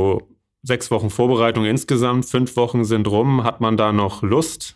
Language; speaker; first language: German; native; German